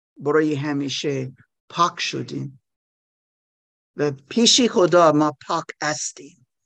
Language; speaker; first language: Persian; non-native, learner; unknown